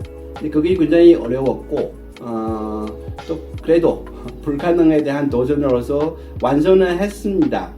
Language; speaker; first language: Korean; non-native, fluent; Chinese